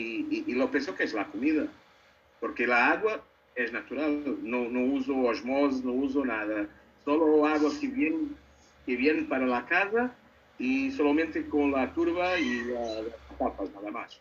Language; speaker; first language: Spanish; non-native, learner; Portuguese